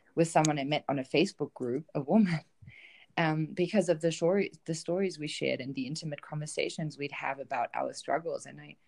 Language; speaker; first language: English; non-native, fluent; German